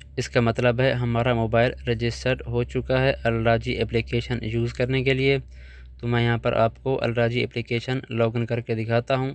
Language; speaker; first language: Urdu; non-native, local second language; Punjabi